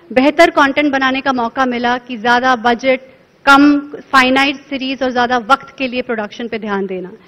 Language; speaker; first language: Hindi; native; Hindi